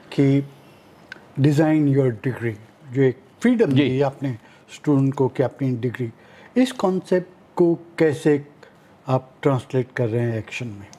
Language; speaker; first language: Hindi; native; Hindi